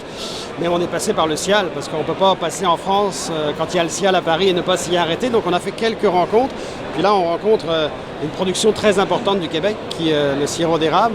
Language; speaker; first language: French; native; French